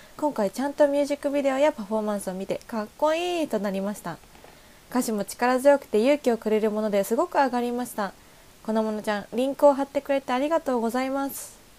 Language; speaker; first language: Japanese; native; Japanese